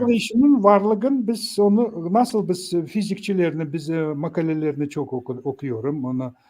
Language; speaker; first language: Turkish; non-native, learner; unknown